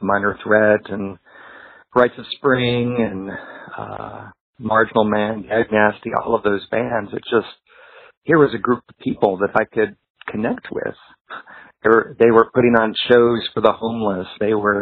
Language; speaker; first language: English; native; English